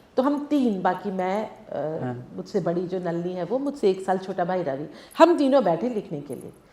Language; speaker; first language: Hindi; non-native, local second language; Tamil